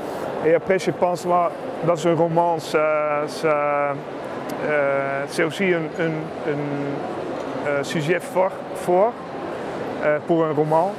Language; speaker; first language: French; non-native, learner; Dutch